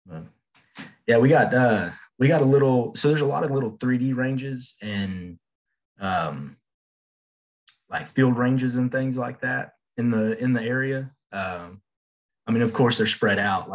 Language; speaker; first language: English; native; English